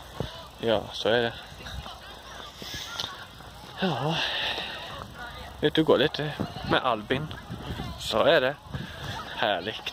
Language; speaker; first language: Swedish; native; Swedish